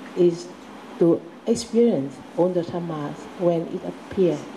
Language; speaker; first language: English; non-native, learner; Vietnamese